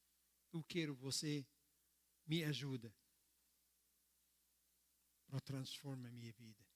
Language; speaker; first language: Portuguese; non-native, learner; Arabic